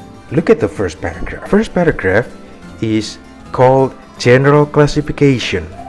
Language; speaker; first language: English; non-native, fluent; Indonesian